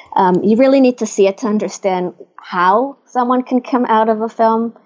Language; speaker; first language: English; non-native, fluent; Hebrew